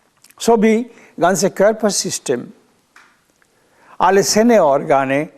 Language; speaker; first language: German; non-native, learner; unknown